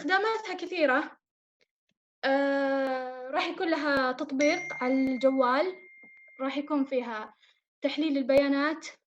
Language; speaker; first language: Arabic; native; Arabic